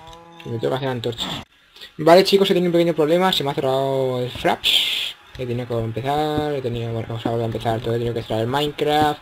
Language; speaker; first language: Spanish; native; Spanish